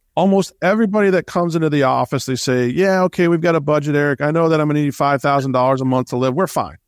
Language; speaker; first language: English; native; English